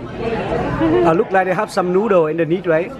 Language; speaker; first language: English; non-native, local second language; Vietnamese